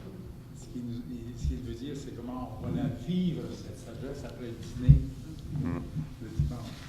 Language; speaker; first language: French; native; French